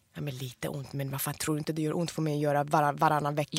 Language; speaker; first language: Swedish; early bilingual, other home language; Persian